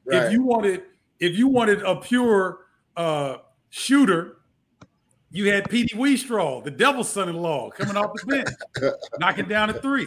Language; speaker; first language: English; native; English